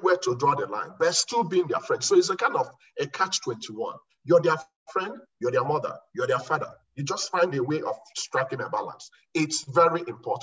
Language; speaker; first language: English; non-native, local second language; Igbo